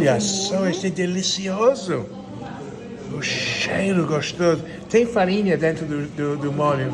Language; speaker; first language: Portuguese; non-native, learner; English